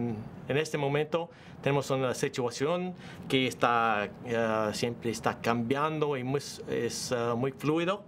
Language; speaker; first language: Spanish; non-native, learner; English